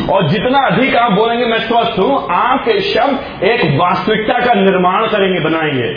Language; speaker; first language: Hindi; native; Hindi